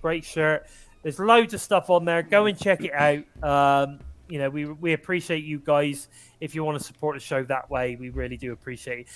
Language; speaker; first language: English; native; English